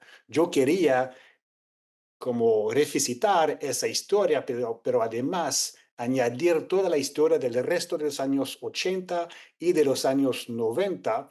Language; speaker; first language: Spanish; non-native, fluent; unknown